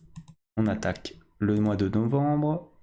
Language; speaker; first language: French; native; French